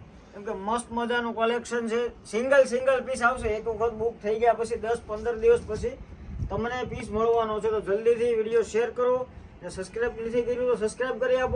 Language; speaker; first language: Gujarati; native; Gujarati